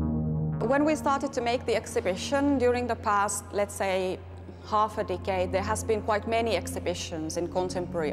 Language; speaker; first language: English; non-native, fluent; Finnish